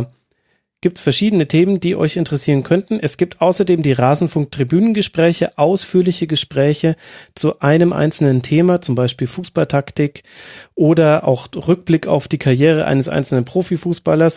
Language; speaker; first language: German; native; German